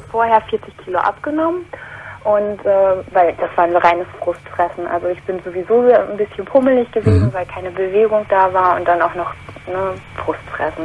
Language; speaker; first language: German; native; German